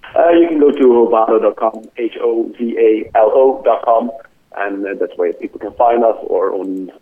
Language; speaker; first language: English; non-native, fluent; Dutch